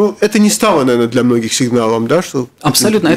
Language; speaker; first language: Russian; native; Russian